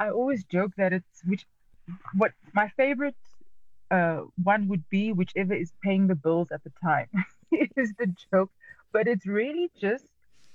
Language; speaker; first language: English; native; English